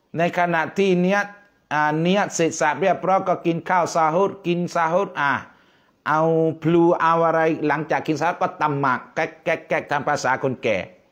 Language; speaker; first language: Thai; non-native, local second language; Pattani Malay